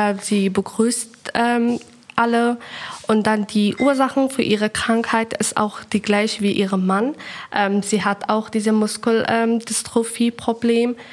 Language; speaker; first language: German; non-native, learner; Persian